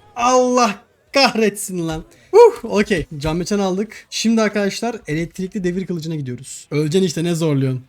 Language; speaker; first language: Turkish; native; Turkish